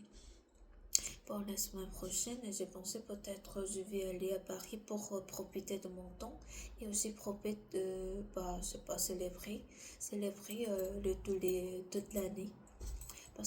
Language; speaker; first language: French; non-native, learner; Korean